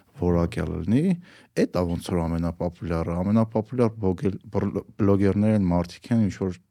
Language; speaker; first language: Armenian; native; Armenian